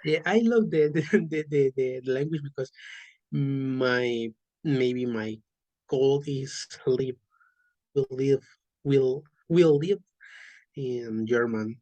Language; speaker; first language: English; non-native, learner; Spanish